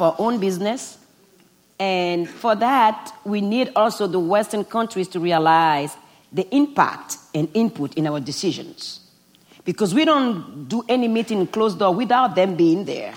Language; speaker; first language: English; non-native, fluent; Fon